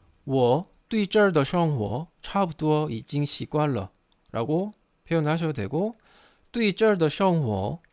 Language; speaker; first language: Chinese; non-native, fluent; Korean